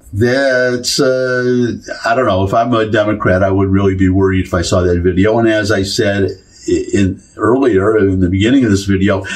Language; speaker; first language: English; native; English